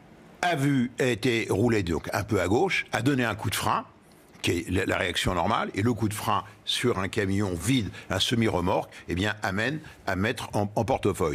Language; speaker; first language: French; native; French